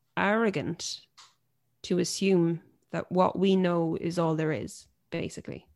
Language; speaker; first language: English; native; English